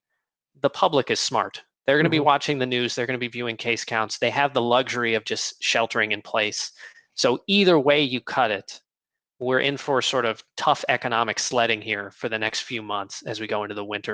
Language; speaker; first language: English; native; English